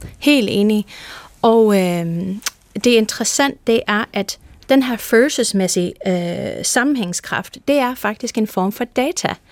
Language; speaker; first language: Danish; non-native, fluent; English